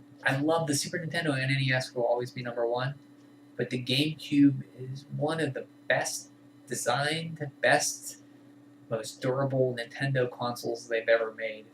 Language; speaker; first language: English; native; English